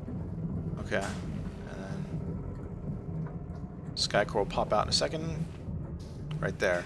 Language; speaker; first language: English; native; English